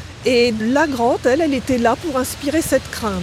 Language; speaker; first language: French; native; French